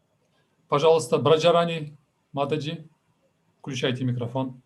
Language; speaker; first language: Russian; native; Russian